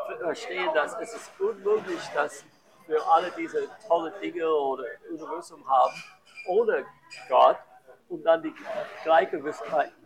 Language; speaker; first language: German; non-native, learner; English